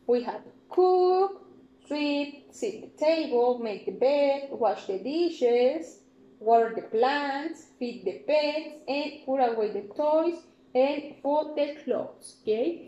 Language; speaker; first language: English; non-native, fluent; Spanish